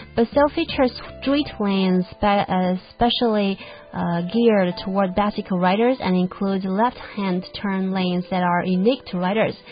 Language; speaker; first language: English; non-native, fluent; Chinese